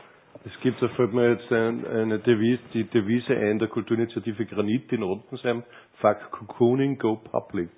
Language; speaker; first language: German; native; German